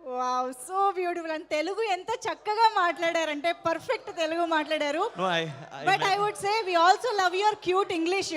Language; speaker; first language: Telugu; native; Telugu